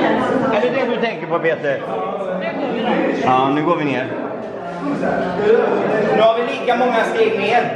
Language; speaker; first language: Swedish; native; Swedish